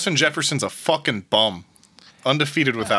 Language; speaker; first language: English; native; English